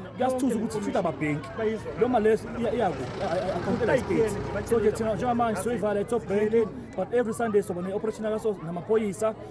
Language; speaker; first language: Zulu; native; Zulu